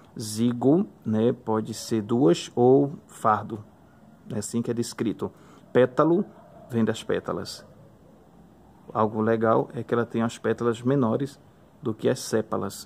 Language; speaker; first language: Portuguese; native; Portuguese